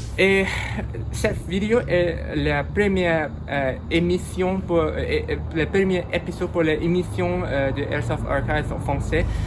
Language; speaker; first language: French; non-native, learner; English